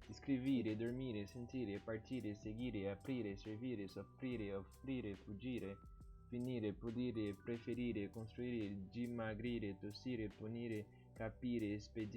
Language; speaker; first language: Italian; non-native, learner; Portuguese